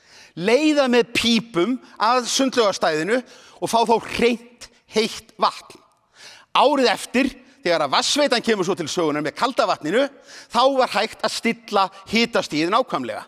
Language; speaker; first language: Icelandic; native; Icelandic